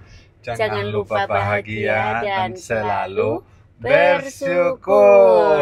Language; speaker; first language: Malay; non-native, learner; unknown